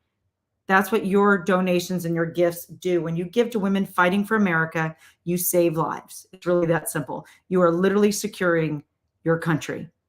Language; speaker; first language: English; native; English